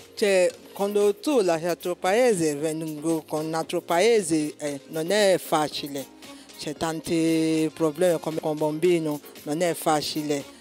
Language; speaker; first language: Italian; non-native, learner; Yoruba